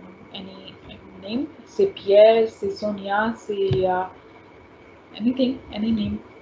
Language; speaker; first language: English; non-native, local second language; Hindi